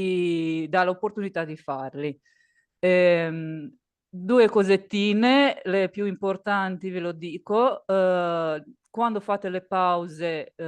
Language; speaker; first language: Italian; native; Italian